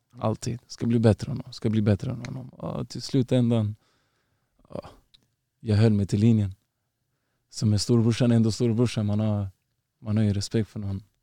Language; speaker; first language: Swedish; early bilingual, other home language; Uzbek